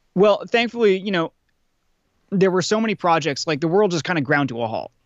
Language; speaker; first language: English; native; English